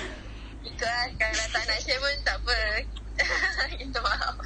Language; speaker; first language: Malay; native; Malay